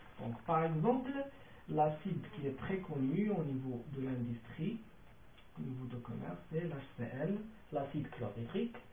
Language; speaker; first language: French; non-native, local second language; Arabic